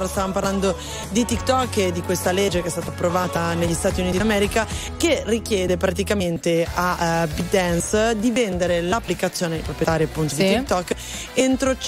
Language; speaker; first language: Italian; native; Italian